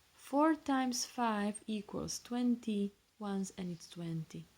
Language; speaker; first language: English; non-native, fluent; Slovak